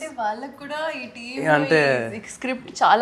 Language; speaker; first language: Telugu; non-native, local second language; Urdu